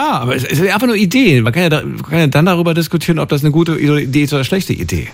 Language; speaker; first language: German; native; German